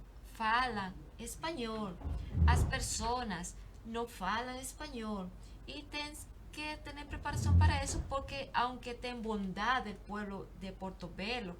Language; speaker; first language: Portuguese; non-native, learner; Spanish